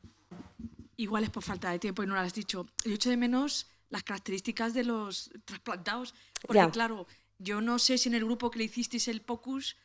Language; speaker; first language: Spanish; native; Spanish